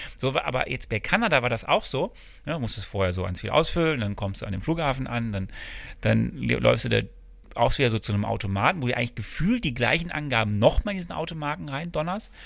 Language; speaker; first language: German; native; German